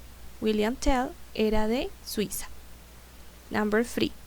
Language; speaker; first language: Spanish; native; Spanish